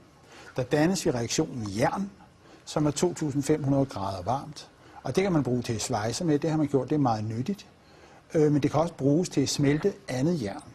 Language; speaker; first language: Danish; native; Danish